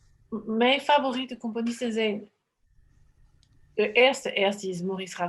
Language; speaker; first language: Dutch; non-native, fluent; French